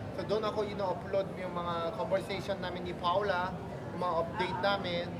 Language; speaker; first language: Filipino; non-native, fluent; Korean